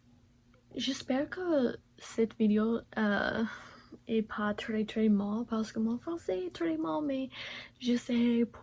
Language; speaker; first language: French; non-native, learner; English